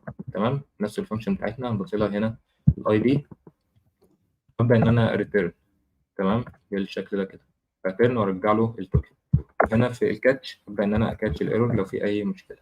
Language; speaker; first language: Arabic; native; Arabic